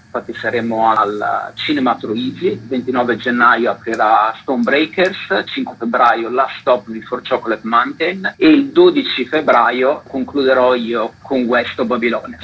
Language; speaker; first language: Italian; native; Italian